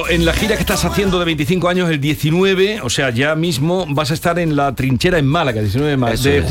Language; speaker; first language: Spanish; native; Spanish